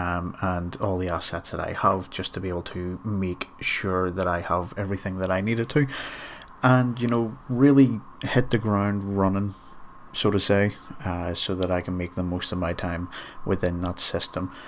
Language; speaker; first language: English; native; English